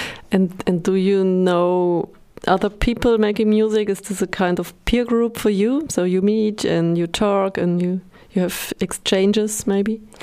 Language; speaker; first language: English; non-native, fluent; German